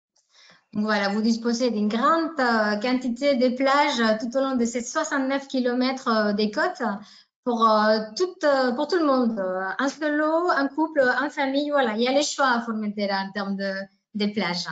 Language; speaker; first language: French; native; French